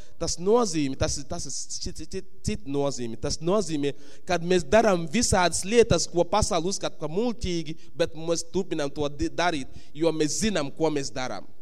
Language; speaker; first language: Latvian; non-native, fluent; English